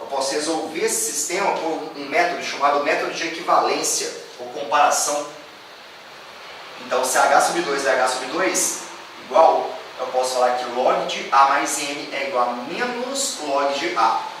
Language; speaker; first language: Portuguese; native; Portuguese